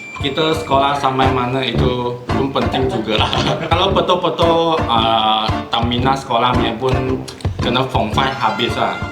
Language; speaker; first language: Malay; non-native, local second language; Chinese